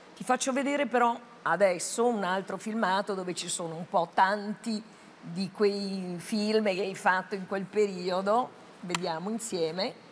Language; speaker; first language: Italian; native; Italian